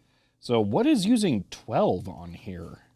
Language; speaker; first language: English; native; English